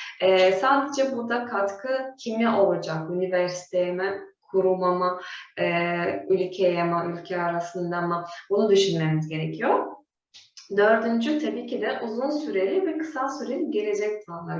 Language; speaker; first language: Turkish; non-native, fluent; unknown